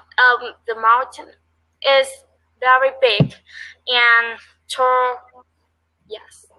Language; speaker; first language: English; non-native, learner; Vietnamese